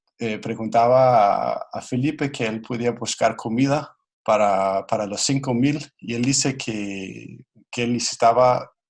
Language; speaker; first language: Spanish; non-native, fluent; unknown